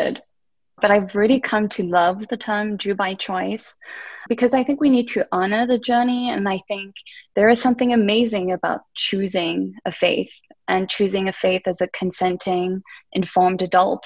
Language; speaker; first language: English; early bilingual, other home language; French